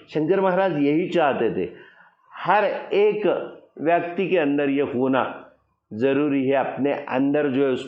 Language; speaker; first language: Hindi; non-native, local second language; Marathi